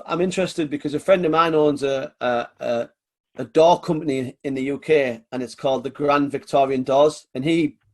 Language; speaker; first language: English; native; English